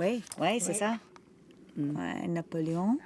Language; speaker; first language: French; non-native, fluent; English